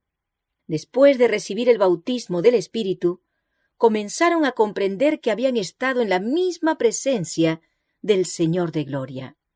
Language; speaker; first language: Spanish; native; Spanish